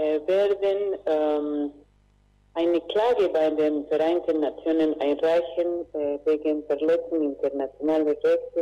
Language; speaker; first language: German; non-native, fluent; Spanish